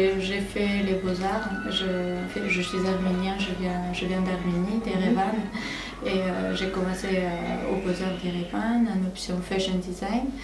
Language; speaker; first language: French; non-native, fluent; Armenian